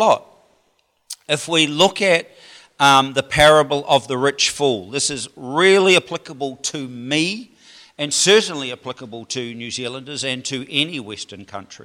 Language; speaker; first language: English; native; English